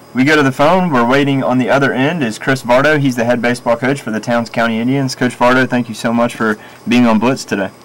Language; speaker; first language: English; native; English